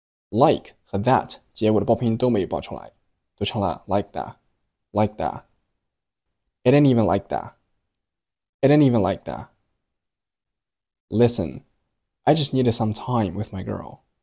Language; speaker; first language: English; non-native, fluent; Chinese